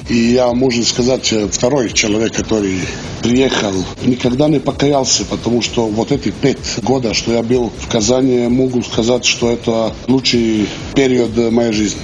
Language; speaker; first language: Russian; non-native, learner; Serbian